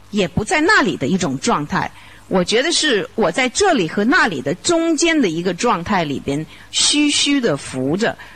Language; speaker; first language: Chinese; native; Chinese